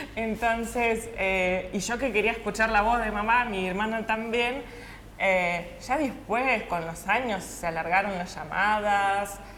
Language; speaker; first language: Spanish; early bilingual, other home language; Russian